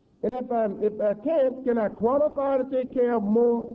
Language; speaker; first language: English; native; English